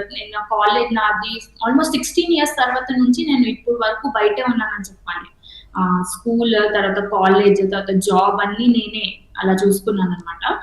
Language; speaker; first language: Telugu; non-native, local second language; Hindi